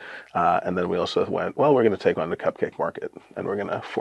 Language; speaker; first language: English; native; English